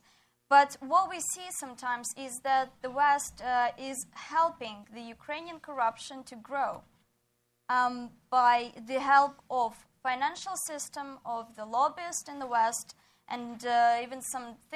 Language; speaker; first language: English; non-native, fluent; Ukrainian